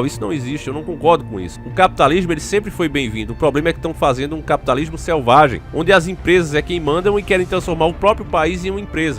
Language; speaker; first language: Portuguese; native; Portuguese